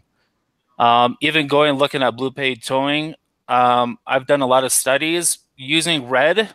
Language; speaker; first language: English; native; English